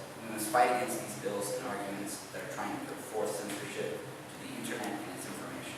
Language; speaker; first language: English; native; English